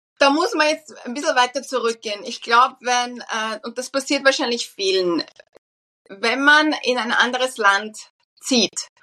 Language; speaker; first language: German; native; German